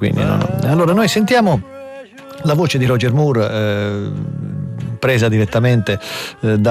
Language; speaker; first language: Italian; native; Italian